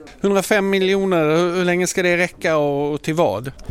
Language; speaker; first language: Swedish; native; Swedish